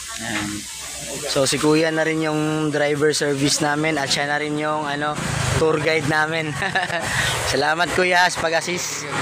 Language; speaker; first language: Filipino; non-native, local second language; Cebuano